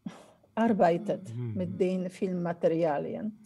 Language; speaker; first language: German; non-native, fluent; Polish